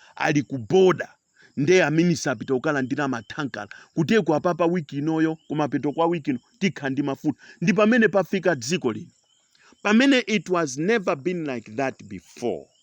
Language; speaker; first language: Nyanja; non-native, local second language; Tumbuka